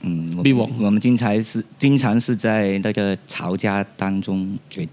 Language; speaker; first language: Chinese; non-native, local second language; Cantonese